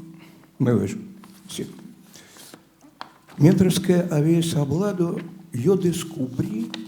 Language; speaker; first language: Spanish; non-native, learner; Russian